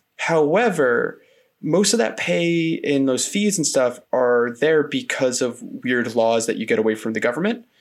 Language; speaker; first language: English; native; English